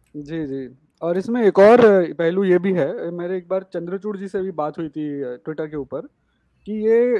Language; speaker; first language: Hindi; non-native, local second language; Marathi